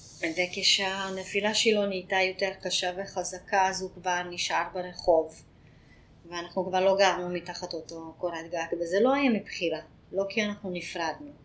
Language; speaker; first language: Hebrew; non-native, fluent; Hungarian